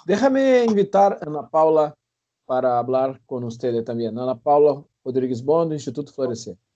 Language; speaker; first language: Spanish; non-native, fluent; Portuguese